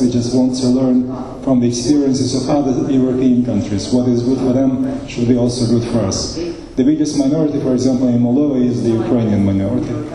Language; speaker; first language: English; non-native, fluent; Romanian